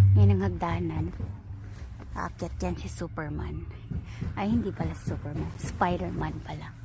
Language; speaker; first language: Filipino; non-native, local second language; Hiligaynon